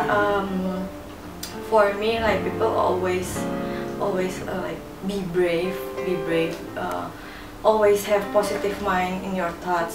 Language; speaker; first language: English; non-native, learner; Indonesian